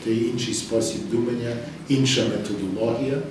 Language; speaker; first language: Ukrainian; early bilingual, heritage; English